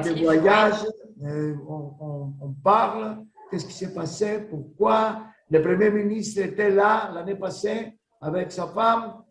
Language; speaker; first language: French; non-native, learner; Greek